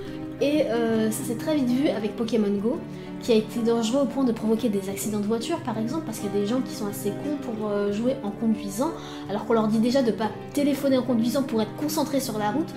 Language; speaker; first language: French; native; French